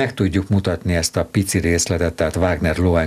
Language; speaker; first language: Hungarian; native; Hungarian